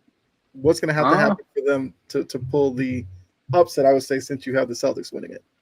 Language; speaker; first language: English; native; English